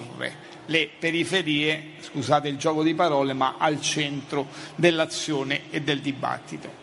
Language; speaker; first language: Italian; native; Italian